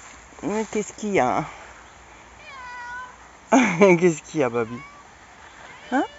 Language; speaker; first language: French; native; French